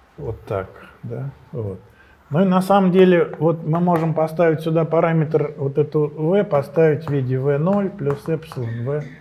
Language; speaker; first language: Russian; native; Russian